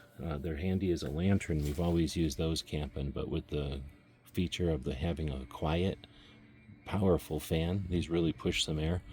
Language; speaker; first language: English; native; English